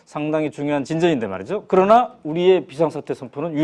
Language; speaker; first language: Korean; native; Korean